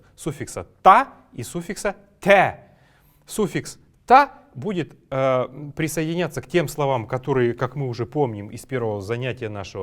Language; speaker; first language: Russian; native; Russian